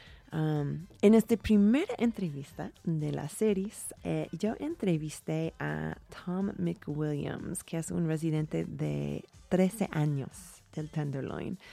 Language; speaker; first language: Spanish; non-native, fluent; English